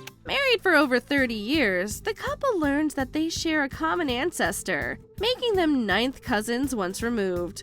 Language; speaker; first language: English; native; English